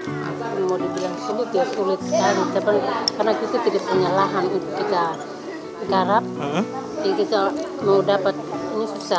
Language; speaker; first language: Indonesian; non-native, local second language; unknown